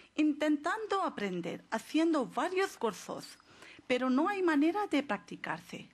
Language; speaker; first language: Spanish; non-native, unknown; Urdu